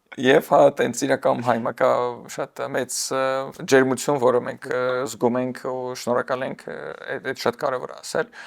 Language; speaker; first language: Armenian; early bilingual, heritage; Armenian